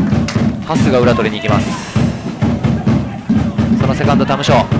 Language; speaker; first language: Japanese; native; Japanese